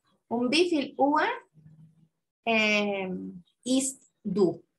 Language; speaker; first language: German; non-native, fluent; Spanish